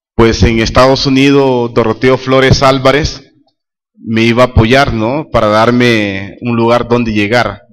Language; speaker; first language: Spanish; native; Spanish